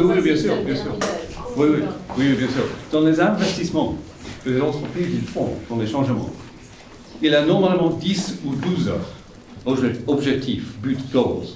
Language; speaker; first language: French; non-native, fluent; English